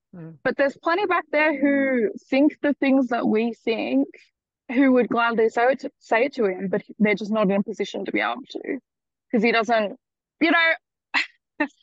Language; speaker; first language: English; native; English